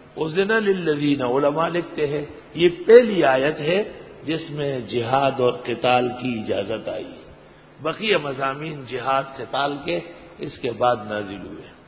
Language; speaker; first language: Urdu; non-native, local second language; Pashto